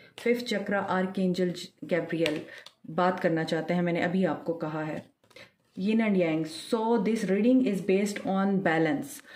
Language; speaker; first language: Urdu; native; Urdu